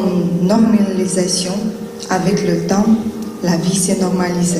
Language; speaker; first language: French; non-native, learner; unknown